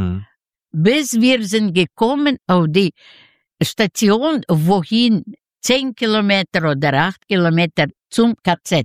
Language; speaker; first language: German; non-native, learner; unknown